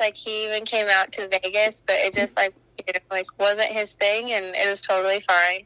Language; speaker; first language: English; native; English